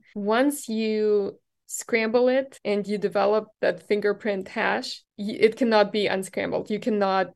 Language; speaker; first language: English; non-native, fluent; German